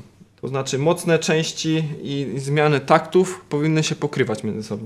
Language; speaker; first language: Polish; native; Polish